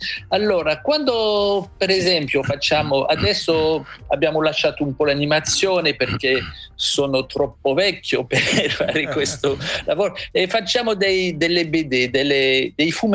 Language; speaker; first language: Italian; non-native, fluent; French